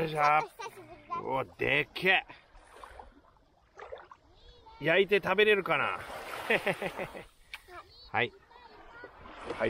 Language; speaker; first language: Japanese; non-native, fluent; English